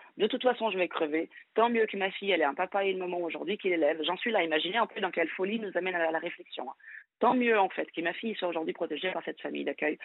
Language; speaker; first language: French; non-native, fluent; Portuguese